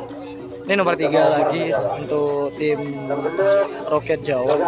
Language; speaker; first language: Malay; non-native, local second language; Madurese